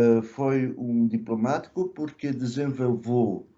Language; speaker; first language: Portuguese; early bilingual, other home language; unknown